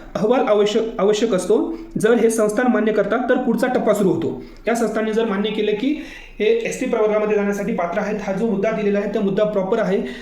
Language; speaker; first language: Marathi; non-native, local second language; Lambadi